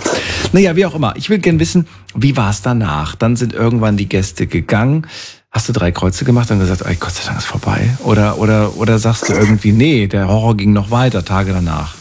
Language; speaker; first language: German; native; German